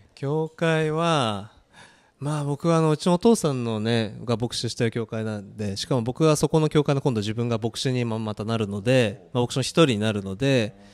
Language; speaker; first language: Japanese; early bilingual, other home language; Korean